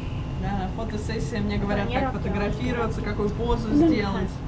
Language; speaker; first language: Russian; native; Russian